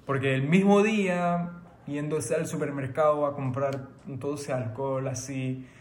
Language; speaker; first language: Spanish; early bilingual, other home language; French